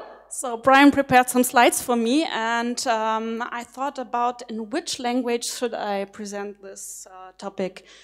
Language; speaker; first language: English; non-native, fluent; German